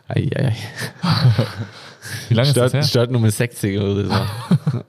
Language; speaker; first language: German; non-native, learner; Norwegian